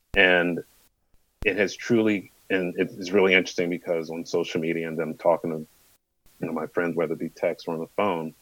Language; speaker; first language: English; native; English